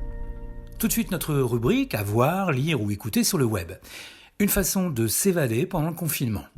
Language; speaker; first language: French; native; French